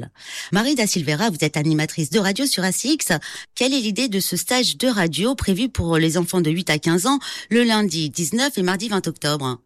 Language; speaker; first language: French; native; French